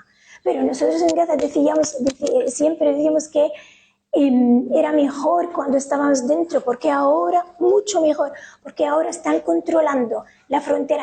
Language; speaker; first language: Spanish; non-native, fluent; Arabic